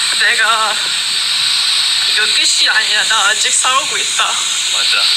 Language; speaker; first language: Korean; non-native, learner; English